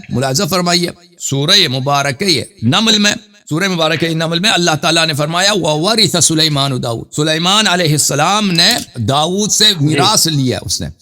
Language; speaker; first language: Urdu; non-native, fluent; Persian